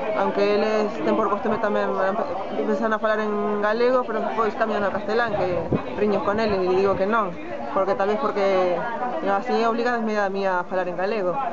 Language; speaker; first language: Galician; non-native, learner; Spanish